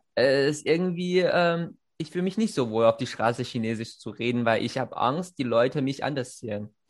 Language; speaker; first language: German; non-native, fluent; Chinese